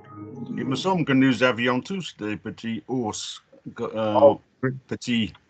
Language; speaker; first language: French; non-native, fluent; English